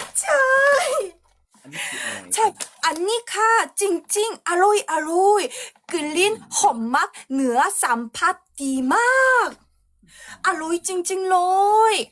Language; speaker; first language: Thai; non-native, learner; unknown